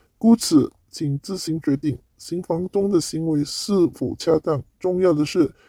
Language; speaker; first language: Chinese; non-native, local second language; Cantonese